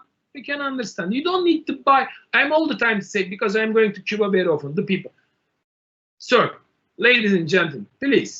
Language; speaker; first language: English; non-native, learner; Turkish